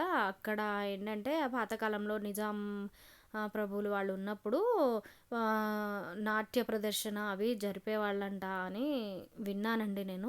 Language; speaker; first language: Telugu; native; Telugu